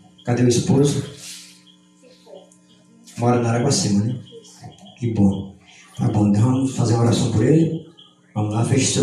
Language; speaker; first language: Portuguese; native; Portuguese